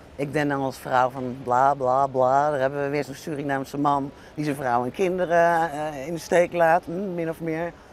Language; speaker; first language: Dutch; native; Dutch